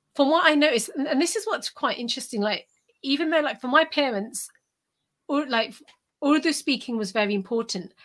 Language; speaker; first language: English; early bilingual, other home language; Urdu